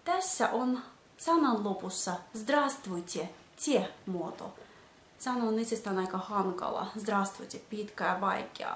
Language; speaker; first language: Finnish; non-native, fluent; Russian